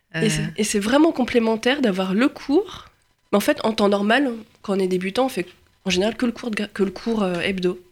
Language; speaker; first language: French; native; French